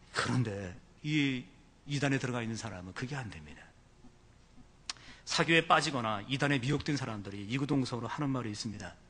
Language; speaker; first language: Korean; native; Korean